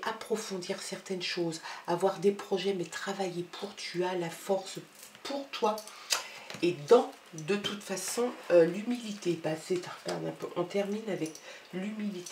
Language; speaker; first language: French; native; French